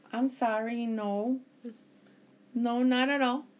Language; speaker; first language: English; early bilingual, other home language; Spanish